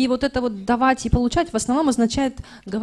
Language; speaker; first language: Russian; native; Russian